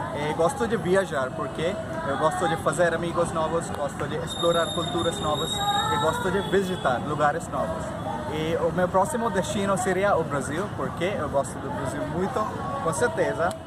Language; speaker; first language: Portuguese; non-native, fluent; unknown